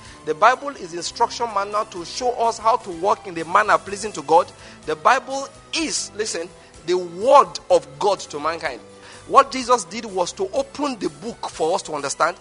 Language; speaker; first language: English; non-native, local second language; Igbo